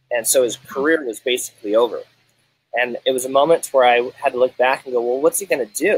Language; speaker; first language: English; native; English